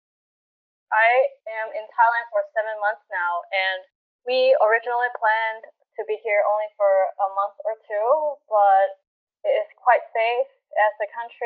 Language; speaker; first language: English; non-native, local second language; Cantonese